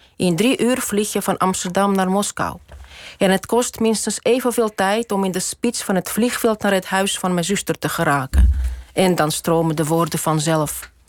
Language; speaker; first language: Dutch; non-native, fluent; Russian